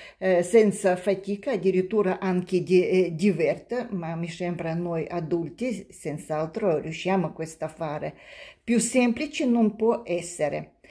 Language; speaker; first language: Italian; non-native, learner; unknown